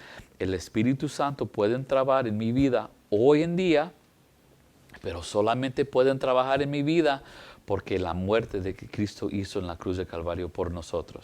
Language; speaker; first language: Spanish; early bilingual, heritage; English